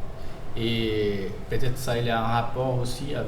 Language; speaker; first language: French; non-native, fluent; Portuguese